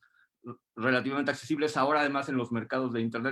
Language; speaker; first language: Spanish; native; Spanish